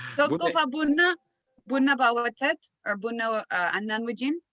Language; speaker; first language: Oromo; non-native, learner; English